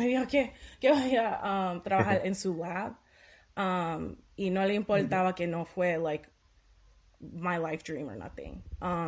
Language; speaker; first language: Spanish; early bilingual, heritage; Spanish